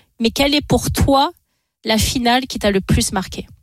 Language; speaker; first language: French; native; French